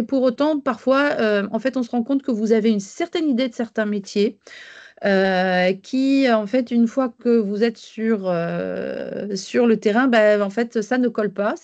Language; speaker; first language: French; native; French